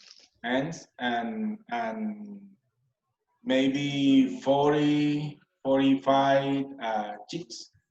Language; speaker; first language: English; non-native, learner; Spanish